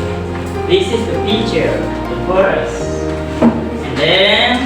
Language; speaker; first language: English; non-native, learner; Indonesian